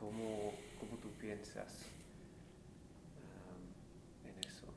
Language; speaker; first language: Spanish; non-native, fluent; English